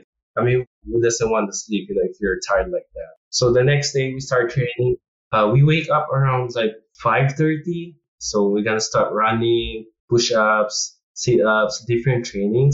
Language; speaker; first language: English; non-native, local second language; Filipino